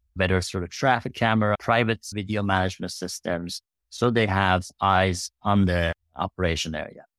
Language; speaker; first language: English; non-native, fluent; Persian